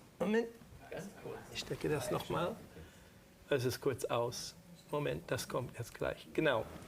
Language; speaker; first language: German; non-native, fluent; English